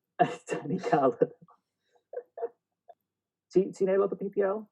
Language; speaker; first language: Welsh; native; Welsh